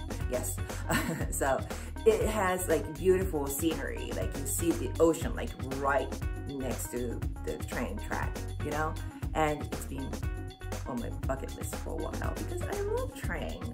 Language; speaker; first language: English; non-native, fluent; Japanese